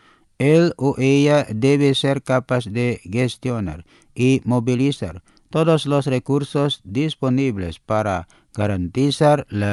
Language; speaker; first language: Spanish; non-native, fluent; Indonesian